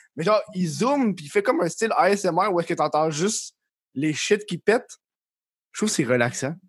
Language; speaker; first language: French; native; French